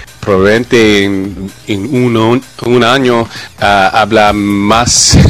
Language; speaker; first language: Spanish; non-native, learner; English